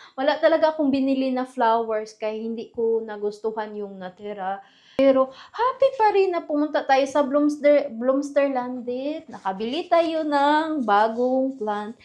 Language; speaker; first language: Filipino; non-native, local second language; Cebuano